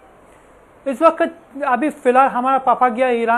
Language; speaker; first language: Hindi; non-native, learner; Persian